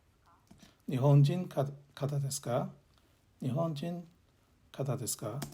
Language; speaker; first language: Japanese; non-native, learner; English